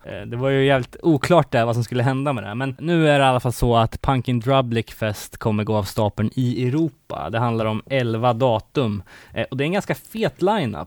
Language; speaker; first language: Swedish; native; Swedish